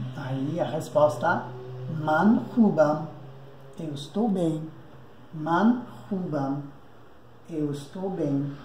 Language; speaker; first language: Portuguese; non-native, fluent; Persian